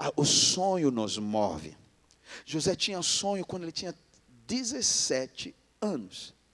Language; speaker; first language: Portuguese; non-native, fluent; English